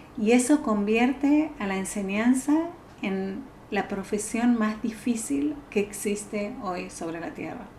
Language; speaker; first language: Spanish; native; Spanish